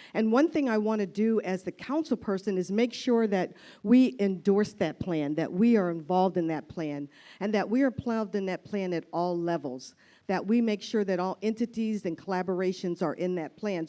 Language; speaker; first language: English; native; English